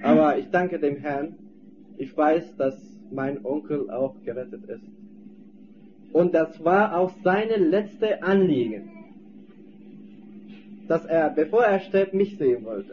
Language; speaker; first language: German; non-native, fluent; Turkish